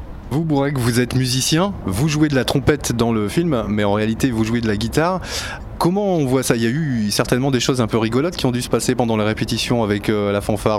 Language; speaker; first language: French; native; French